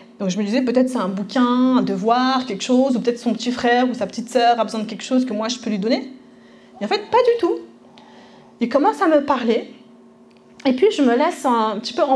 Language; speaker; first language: French; early bilingual, other home language; Spanish